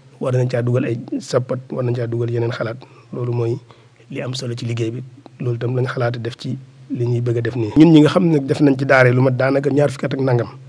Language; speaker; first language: Wolof; native; Wolof